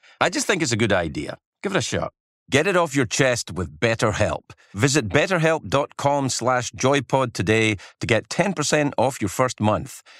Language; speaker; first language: English; native; English